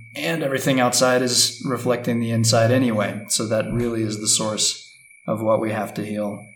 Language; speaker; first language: English; native; English